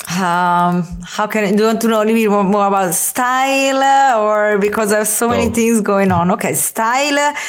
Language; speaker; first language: English; non-native, fluent; Italian